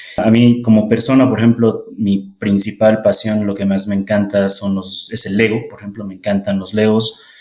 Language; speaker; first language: Spanish; native; Spanish